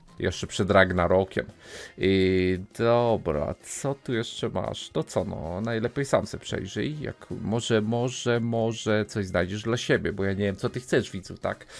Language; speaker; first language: Polish; native; Polish